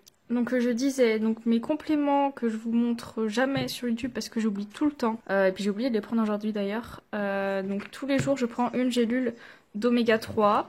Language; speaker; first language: French; native; French